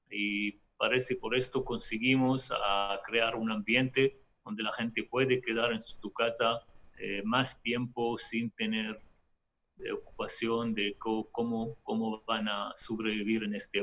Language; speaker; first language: Spanish; non-native, fluent; Hebrew